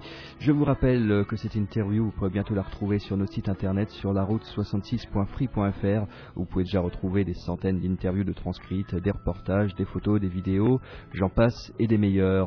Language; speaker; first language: French; native; French